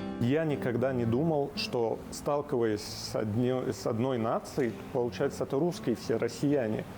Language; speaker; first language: Russian; non-native, fluent; Arabic